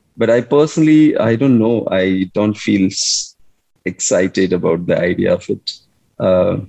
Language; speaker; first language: English; non-native, local second language; Hindi